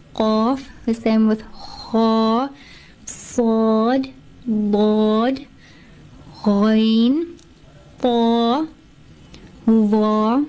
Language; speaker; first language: English; native; English